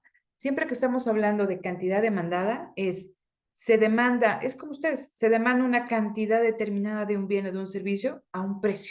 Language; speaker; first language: Spanish; native; Spanish